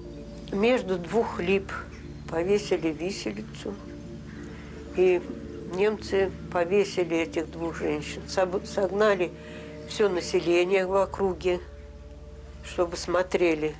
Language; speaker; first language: Russian; native; Russian